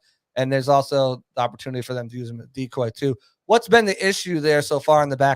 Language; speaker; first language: English; native; English